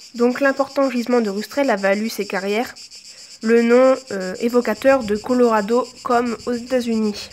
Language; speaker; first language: French; native; French